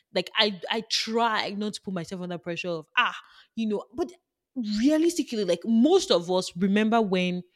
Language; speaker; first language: English; non-native, local second language; Yoruba